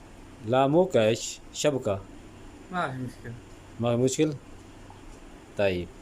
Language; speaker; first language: Arabic; non-native, learner; Punjabi